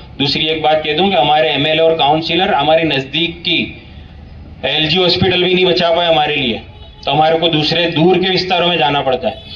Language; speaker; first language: Hindi; non-native, local second language; Gujarati